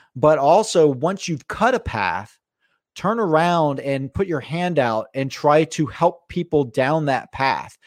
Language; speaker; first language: English; native; English